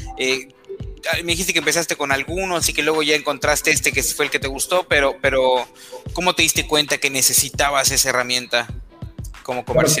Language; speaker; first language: Spanish; native; Spanish